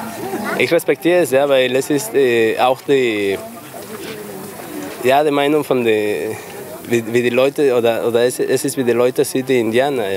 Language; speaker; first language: German; non-native, fluent; Spanish